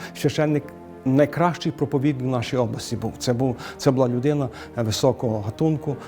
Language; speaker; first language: Ukrainian; native; Ukrainian